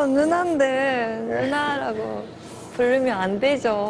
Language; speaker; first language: Korean; non-native, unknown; Japanese